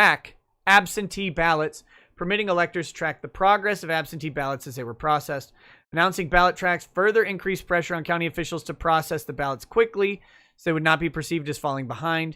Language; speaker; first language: English; native; English